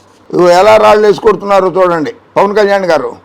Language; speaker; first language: Telugu; native; Telugu